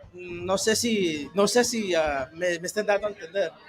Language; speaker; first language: Spanish; native; Spanish